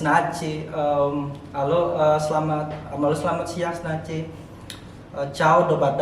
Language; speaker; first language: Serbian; non-native, learner; Indonesian